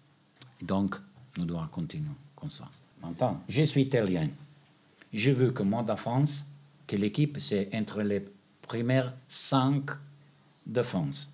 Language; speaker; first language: French; non-native, learner; Italian